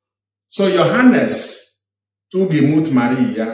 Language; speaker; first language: Swedish; non-native, fluent; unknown